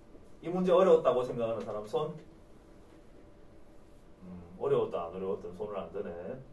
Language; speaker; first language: Korean; native; Korean